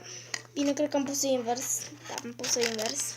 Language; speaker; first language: Romanian; native; Romanian